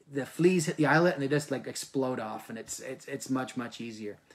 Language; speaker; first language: English; native; English